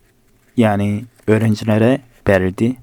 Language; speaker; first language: Turkish; non-native, fluent; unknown